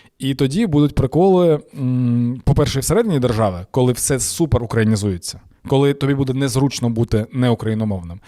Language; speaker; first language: Ukrainian; non-native, local second language; Russian